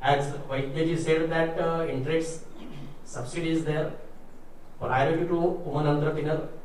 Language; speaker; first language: English; non-native, local second language; Marathi